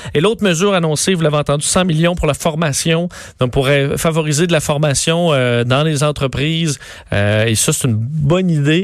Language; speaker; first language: French; native; French